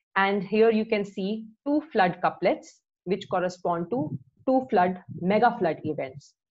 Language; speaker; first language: English; non-native, local second language; Hindi